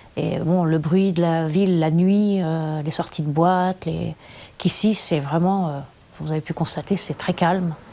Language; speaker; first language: French; native; French